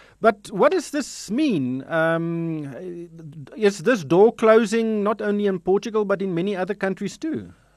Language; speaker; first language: English; non-native, local second language; Afrikaans